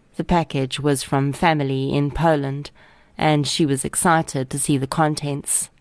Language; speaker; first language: English; native; English